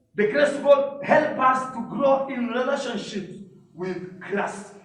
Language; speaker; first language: English; non-native, local second language; Swahili